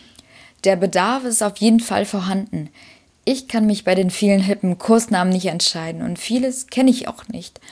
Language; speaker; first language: German; native; German